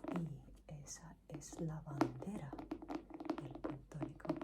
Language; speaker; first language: Spanish; non-native, learner; Greek